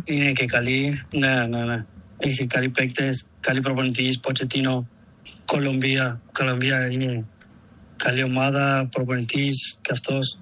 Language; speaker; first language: Greek; non-native, learner; Spanish